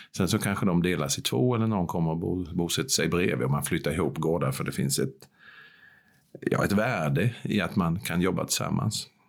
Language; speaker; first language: Swedish; native; Swedish